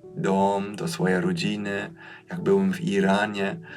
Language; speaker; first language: Polish; non-native, fluent; German